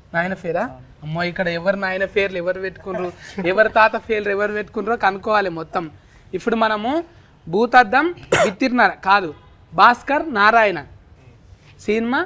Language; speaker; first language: Telugu; native; Telugu